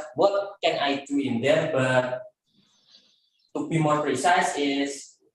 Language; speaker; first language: English; non-native, learner; Indonesian